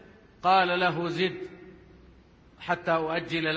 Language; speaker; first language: Arabic; native; Arabic